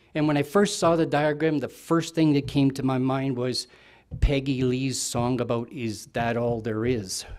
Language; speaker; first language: English; native; English